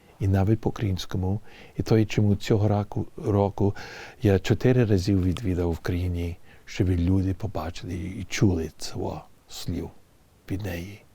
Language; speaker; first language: Ukrainian; early bilingual, heritage; English